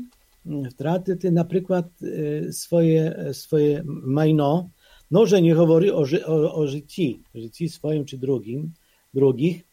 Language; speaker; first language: Polish; non-native, fluent; Ukrainian